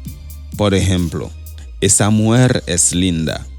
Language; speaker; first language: Spanish; non-native, fluent; Haitian Creole